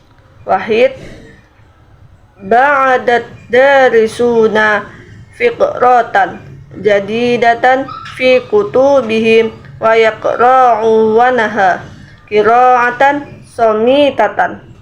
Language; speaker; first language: Arabic; non-native, learner; Indonesian